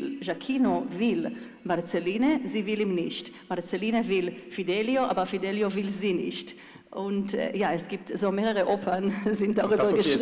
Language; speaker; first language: German; non-native, fluent; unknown